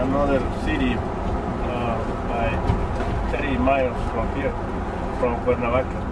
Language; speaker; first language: English; non-native, learner; Spanish